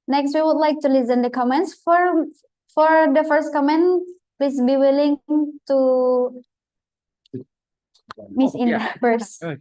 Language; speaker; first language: English; non-native, fluent; Indonesian